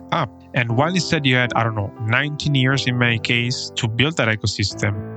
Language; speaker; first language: English; non-native, fluent; Italian